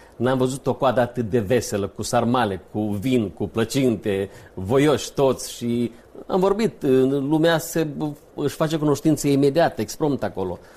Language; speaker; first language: Romanian; native; Romanian